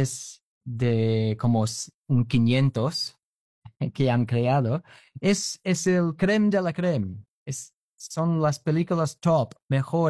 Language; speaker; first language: Spanish; non-native, fluent; English